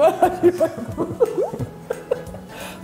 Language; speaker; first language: Korean; non-native, learner; English